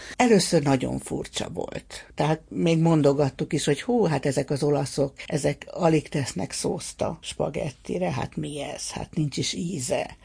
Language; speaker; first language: Hungarian; native; Hungarian